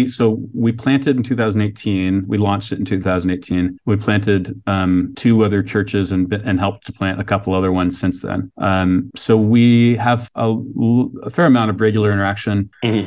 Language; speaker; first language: English; native; English